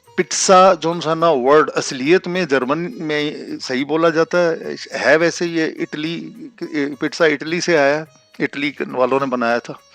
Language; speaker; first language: Hindi; non-native, local second language; Punjabi